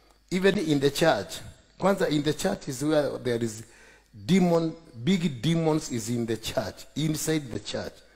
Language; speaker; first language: English; non-native, local second language; Kikuyu